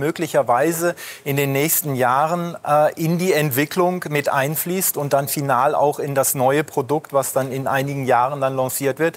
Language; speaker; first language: German; native; German